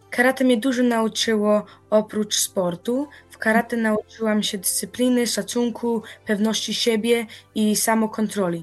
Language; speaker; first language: Polish; early bilingual, heritage; Polish